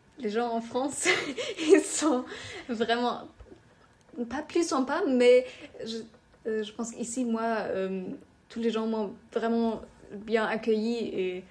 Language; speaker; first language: French; non-native, learner; German